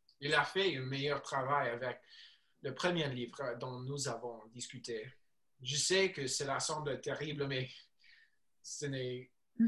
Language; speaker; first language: French; non-native, learner; English